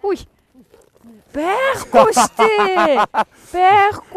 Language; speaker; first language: Mongolian; non-native, learner; Russian